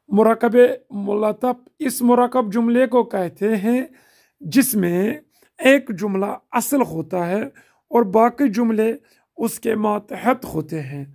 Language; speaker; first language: Urdu; non-native, local second language; Kashmiri